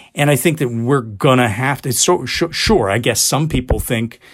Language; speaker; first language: English; native; English